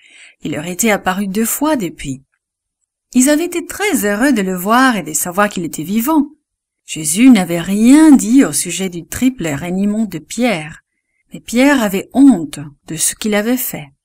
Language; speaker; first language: French; native; French